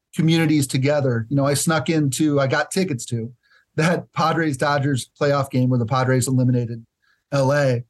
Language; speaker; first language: English; native; English